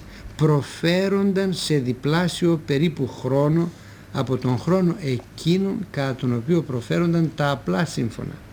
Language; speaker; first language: Greek; native; Greek